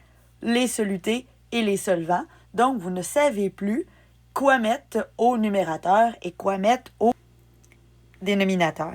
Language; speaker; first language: French; native; French